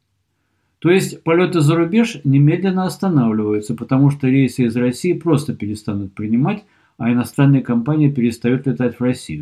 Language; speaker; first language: Russian; native; Russian